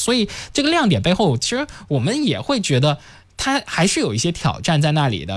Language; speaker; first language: Chinese; native; Chinese